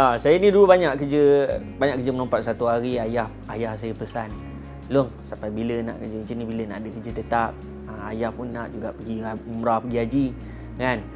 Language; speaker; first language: Malay; native; Malay